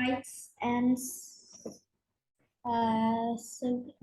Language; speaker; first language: English; non-native, learner; Vietnamese